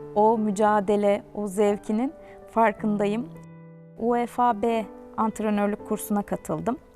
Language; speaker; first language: Turkish; native; Turkish